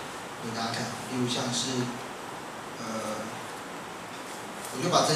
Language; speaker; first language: Chinese; native; Chinese